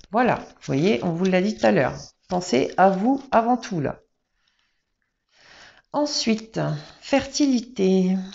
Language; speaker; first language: French; native; French